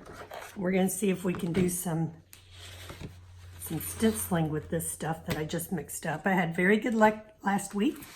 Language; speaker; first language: English; native; English